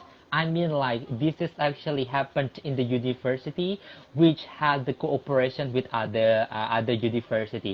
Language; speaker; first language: English; non-native, local second language; Indonesian